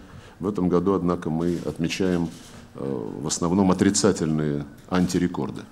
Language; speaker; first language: Russian; native; Russian